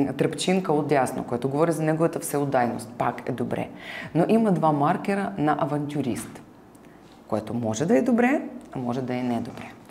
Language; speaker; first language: Bulgarian; non-native, fluent; Ukrainian